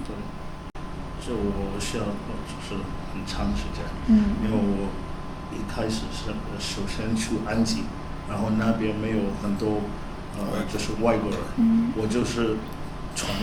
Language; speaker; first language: Chinese; non-native, fluent; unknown